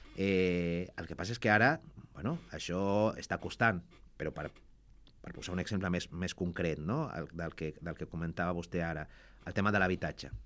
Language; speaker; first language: Catalan; non-native, fluent; Spanish